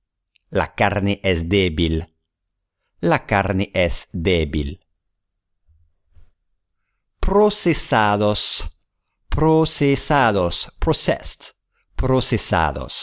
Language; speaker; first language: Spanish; non-native, fluent; English